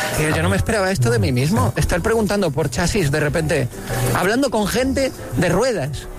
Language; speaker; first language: Spanish; native; Spanish